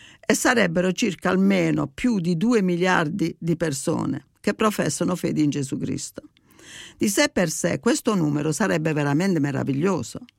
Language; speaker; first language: Italian; early bilingual, heritage; Italian